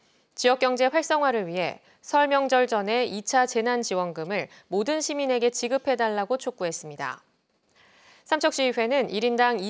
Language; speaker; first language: Korean; native; Korean